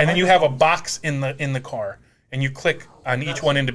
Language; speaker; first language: English; native; English